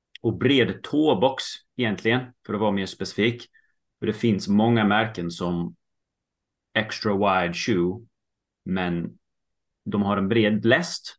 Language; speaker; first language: Swedish; early bilingual, heritage; Swedish